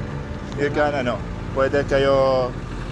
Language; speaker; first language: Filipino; non-native, learner; German